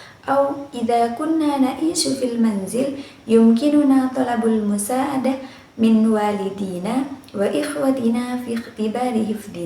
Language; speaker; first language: Arabic; non-native, learner; Indonesian